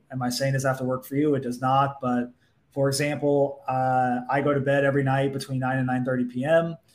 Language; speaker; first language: English; native; English